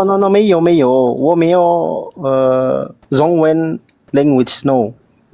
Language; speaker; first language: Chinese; non-native, learner; Indonesian